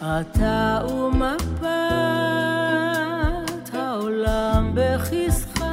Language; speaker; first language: Hebrew; native; Hebrew